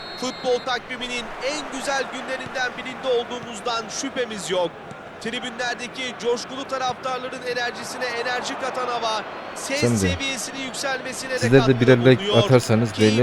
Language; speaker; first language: Turkish; native; Turkish